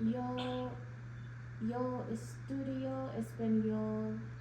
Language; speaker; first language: Spanish; non-native, learner; English